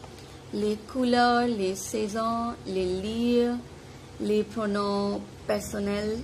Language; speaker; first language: French; non-native, fluent; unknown